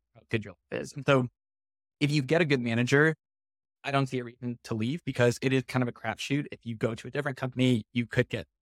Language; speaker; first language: English; native; English